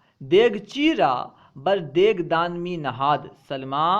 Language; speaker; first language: Persian; non-native, fluent; Urdu